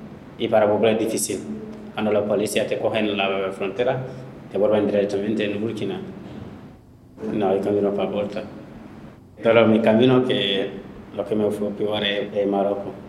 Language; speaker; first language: Spanish; non-native, learner; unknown